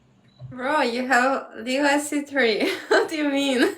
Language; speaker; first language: English; non-native, learner; Polish